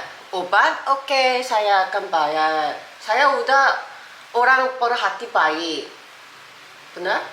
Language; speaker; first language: Indonesian; non-native, learner; Korean